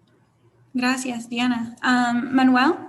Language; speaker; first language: Spanish; non-native, learner; English